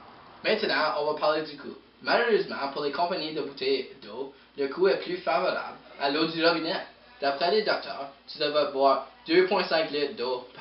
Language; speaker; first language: French; non-native, local second language; English